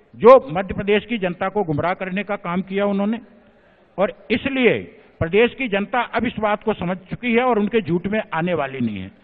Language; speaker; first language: Hindi; native; Hindi